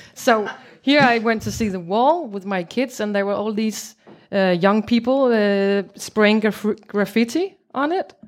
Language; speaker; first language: English; non-native, fluent; Danish